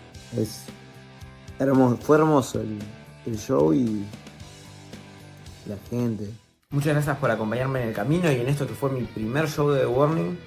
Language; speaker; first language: Spanish; native; Spanish